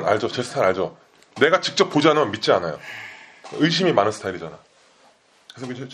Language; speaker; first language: Korean; native; Korean